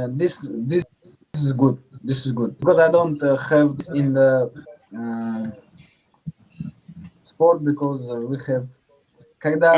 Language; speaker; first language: English; non-native, learner; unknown